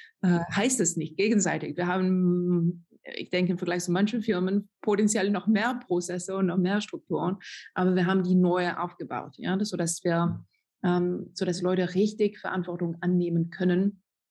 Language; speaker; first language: German; non-native, fluent; French